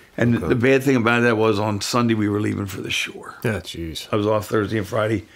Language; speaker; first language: English; native; English